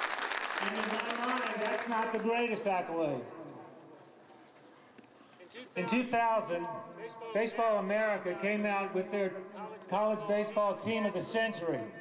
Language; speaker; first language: English; native; English